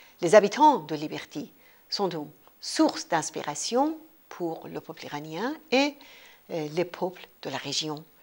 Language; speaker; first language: French; non-native, fluent; Persian